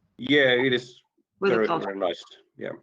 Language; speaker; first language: English; non-native, fluent; Finnish